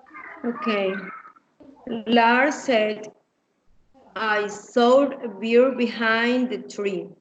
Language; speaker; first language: English; non-native, learner; Spanish